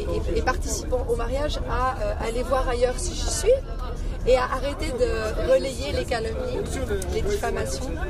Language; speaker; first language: French; native; French